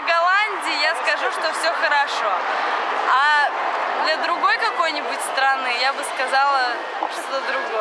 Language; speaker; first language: Russian; native; Russian